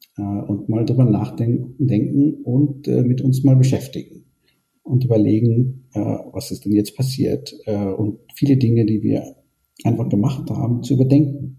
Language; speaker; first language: German; early bilingual, other home language; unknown